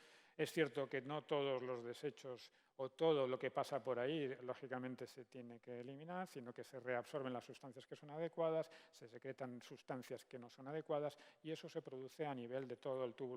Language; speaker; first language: Spanish; native; Spanish